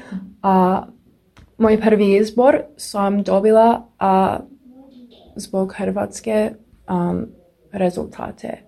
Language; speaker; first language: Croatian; non-native, learner; English